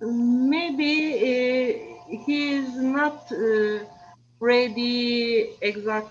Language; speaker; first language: English; non-native, learner; Turkish